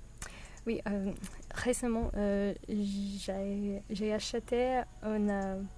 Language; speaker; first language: French; non-native, learner; English